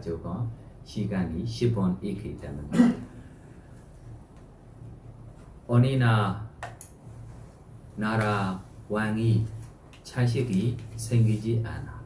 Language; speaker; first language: Korean; non-native, fluent; Burmese